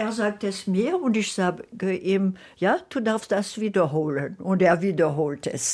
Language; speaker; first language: German; non-native, fluent; French